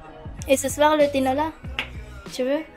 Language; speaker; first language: French; non-native, learner; Filipino